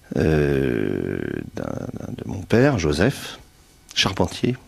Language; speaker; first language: French; native; French